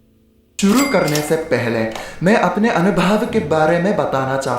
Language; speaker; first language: Hindi; non-native, fluent; Japanese